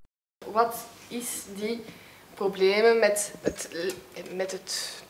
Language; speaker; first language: Dutch; non-native, local second language; French